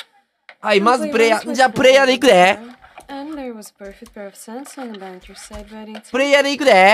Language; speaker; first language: Japanese; native; Japanese